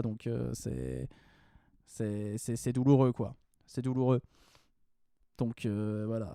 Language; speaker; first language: French; native; French